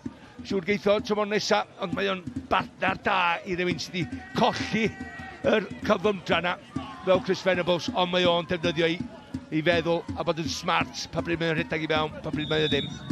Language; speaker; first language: Welsh; native; Welsh